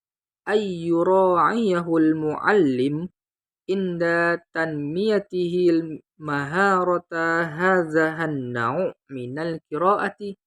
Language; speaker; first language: Arabic; non-native, learner; Indonesian